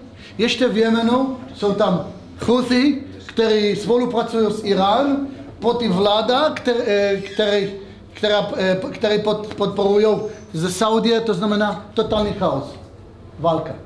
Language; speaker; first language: Czech; non-native, fluent; Hebrew